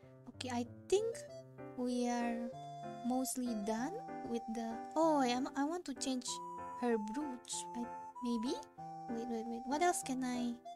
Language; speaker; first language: English; non-native, fluent; Indonesian